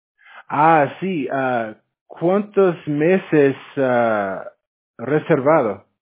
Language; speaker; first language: Spanish; non-native, fluent; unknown